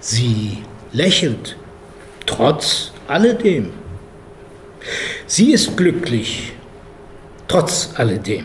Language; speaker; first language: German; native; German